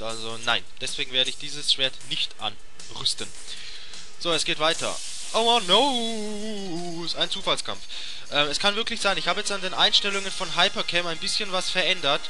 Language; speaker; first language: German; native; German